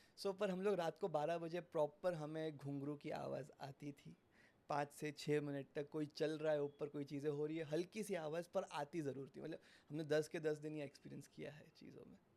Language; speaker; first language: Hindi; non-native, local second language; Marathi